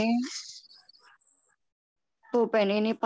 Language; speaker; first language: Indonesian; native; Indonesian